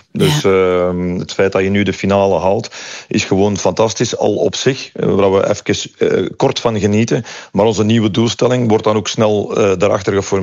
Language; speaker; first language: Dutch; native; Dutch